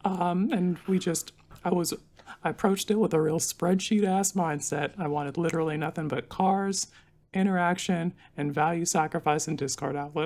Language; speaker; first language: English; native; English